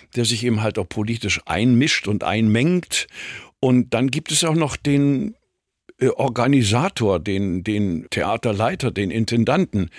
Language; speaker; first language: German; native; German